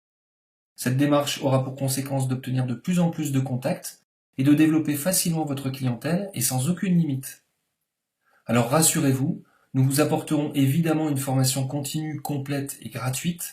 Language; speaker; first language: French; native; French